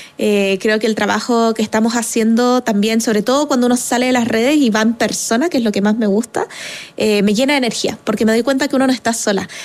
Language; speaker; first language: Spanish; native; Spanish